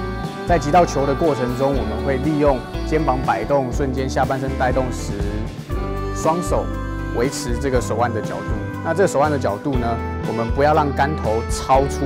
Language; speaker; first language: Chinese; native; Chinese